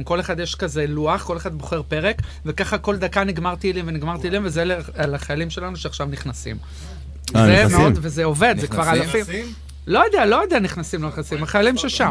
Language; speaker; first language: Hebrew; native; Hebrew